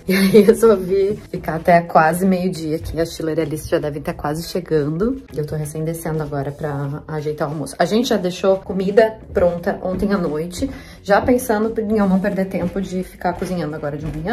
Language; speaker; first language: Portuguese; native; Portuguese